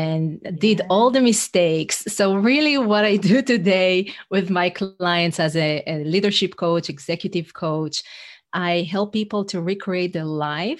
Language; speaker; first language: English; non-native, fluent; Hebrew